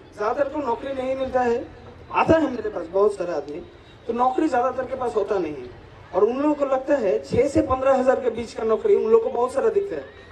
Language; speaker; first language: Hindi; non-native, local second language; Bangla